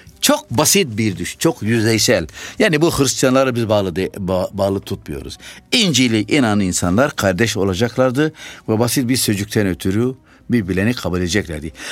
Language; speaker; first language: Turkish; non-native, fluent; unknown